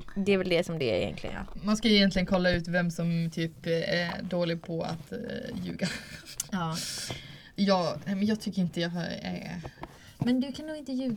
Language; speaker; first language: Swedish; native; Swedish